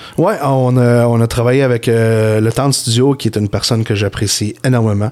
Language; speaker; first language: French; native; French